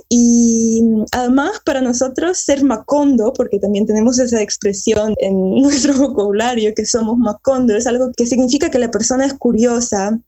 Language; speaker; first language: Spanish; early bilingual, heritage; Spanish